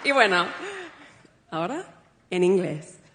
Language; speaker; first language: Spanish; non-native, fluent; English